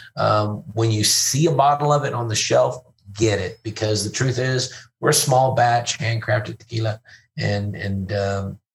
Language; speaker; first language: English; native; English